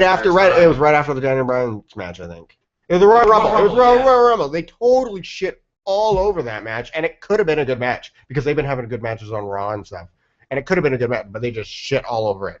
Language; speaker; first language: English; native; English